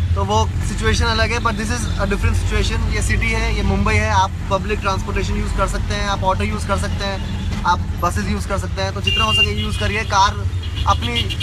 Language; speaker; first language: Hindi; native; Hindi